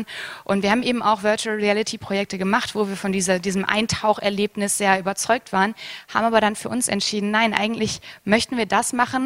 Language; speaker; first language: German; native; German